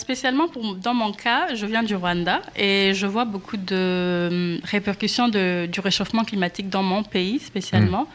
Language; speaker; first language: French; non-native, local second language; Kinyarwanda